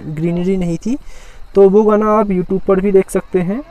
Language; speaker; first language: Hindi; native; Hindi